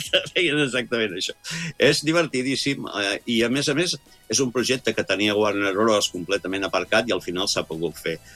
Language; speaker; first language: Catalan; native; Catalan